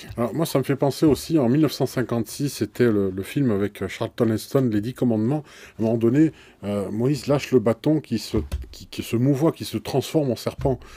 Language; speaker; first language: French; native; French